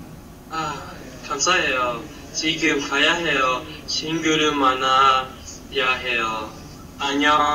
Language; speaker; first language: Korean; non-native, learner; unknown